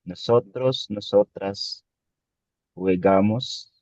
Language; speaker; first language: Spanish; non-native, learner; Filipino